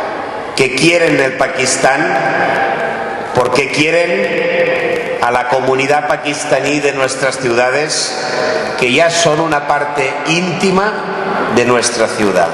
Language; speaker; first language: Spanish; non-native, local second language; Catalan